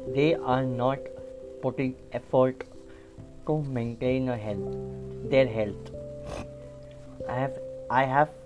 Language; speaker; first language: English; non-native, local second language; Bangla